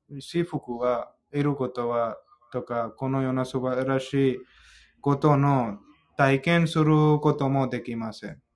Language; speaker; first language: Japanese; non-native, fluent; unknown